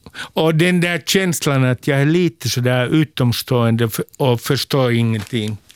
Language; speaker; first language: Swedish; non-native, local second language; Finnish